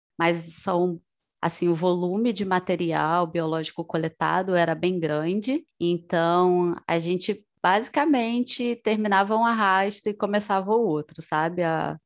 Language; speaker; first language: Portuguese; native; Portuguese